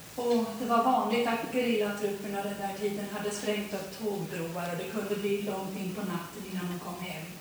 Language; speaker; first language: Swedish; early bilingual, heritage; Swedish